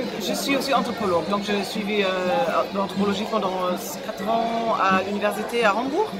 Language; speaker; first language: French; non-native, fluent; German